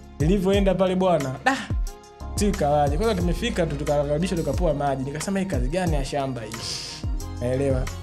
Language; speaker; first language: Swahili; native; Swahili